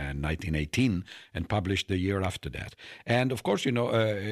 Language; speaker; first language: English; non-native, fluent; Italian